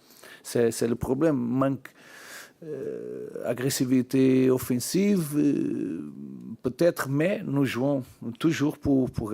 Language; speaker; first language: French; non-native, learner; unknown